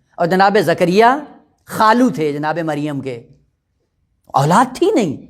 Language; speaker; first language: Urdu; non-native, local second language; Punjabi